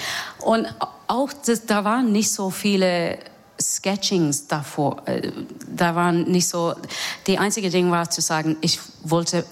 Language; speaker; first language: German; non-native, fluent; English